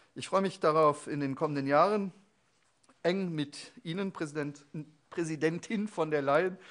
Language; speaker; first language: German; non-native, local second language; Luxembourgish